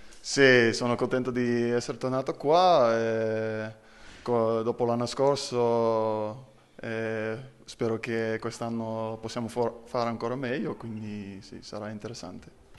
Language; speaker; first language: Italian; non-native, fluent; Dutch